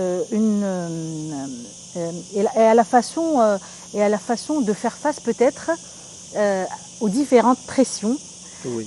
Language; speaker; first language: French; non-native, local second language; Arabic